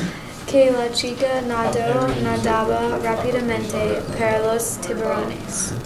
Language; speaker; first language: Spanish; non-native, learner; English